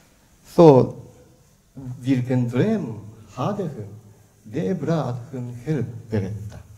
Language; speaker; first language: Swedish; non-native, fluent; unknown